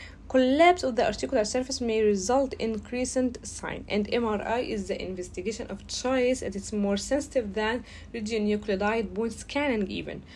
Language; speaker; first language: English; non-native, fluent; Arabic